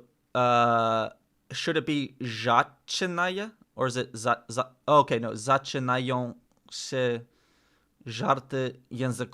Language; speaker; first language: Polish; non-native, learner; English